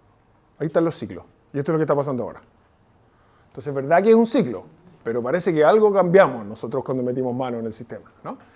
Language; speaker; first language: Spanish; native; Spanish